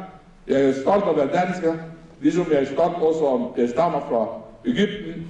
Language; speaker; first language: Danish; non-native, fluent; Arabic